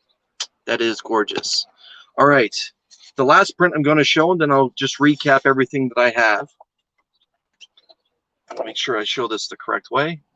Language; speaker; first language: English; native; English